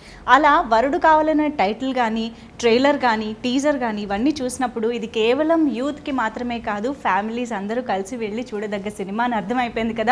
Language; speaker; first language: Telugu; native; Telugu